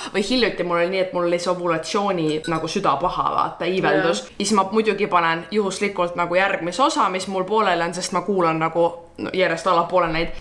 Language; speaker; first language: Estonian; native; Estonian